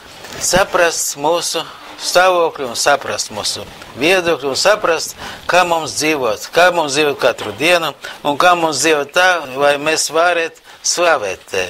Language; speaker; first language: Latvian; non-native, local second language; Russian